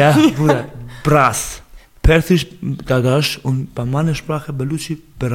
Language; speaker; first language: German; non-native, learner; Baluchi